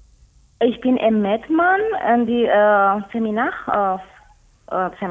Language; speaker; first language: German; non-native, learner; Spanish